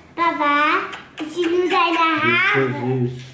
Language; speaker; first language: German; early bilingual, other home language; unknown